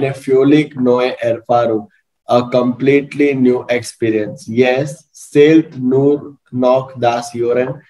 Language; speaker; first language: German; non-native, learner; Hindi